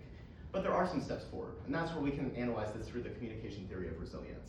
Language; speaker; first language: English; native; English